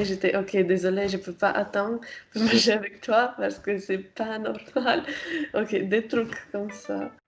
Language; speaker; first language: French; non-native, fluent; Romanian